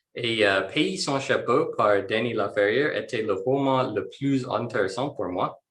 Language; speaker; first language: French; non-native, learner; English